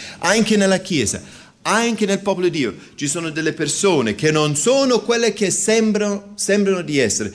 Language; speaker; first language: Italian; non-native, fluent; English